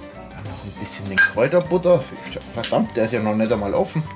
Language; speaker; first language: German; native; German